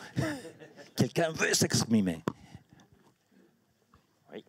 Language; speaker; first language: French; non-native, learner; Spanish